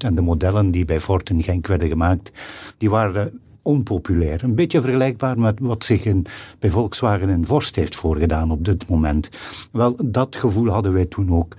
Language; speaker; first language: Dutch; native; Dutch